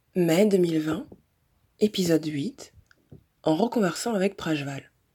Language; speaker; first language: French; native; French